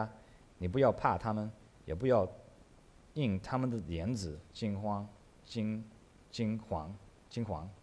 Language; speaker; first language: Chinese; early bilingual, heritage; English